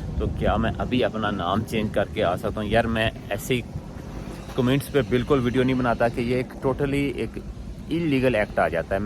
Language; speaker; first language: Urdu; non-native, local second language; Punjabi